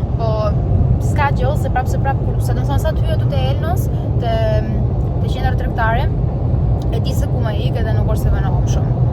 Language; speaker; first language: Albanian; early bilingual, heritage; Albanian